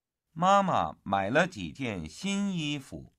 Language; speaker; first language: Chinese; non-native, learner; Vietnamese